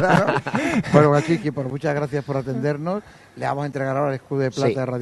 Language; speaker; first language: Spanish; native; Spanish